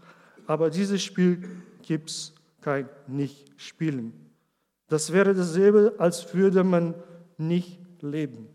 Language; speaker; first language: German; non-native, learner; Portuguese